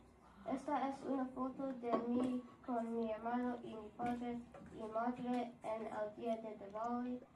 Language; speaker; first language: Spanish; non-native, learner; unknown